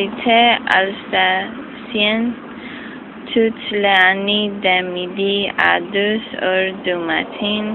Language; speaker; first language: French; non-native, learner; English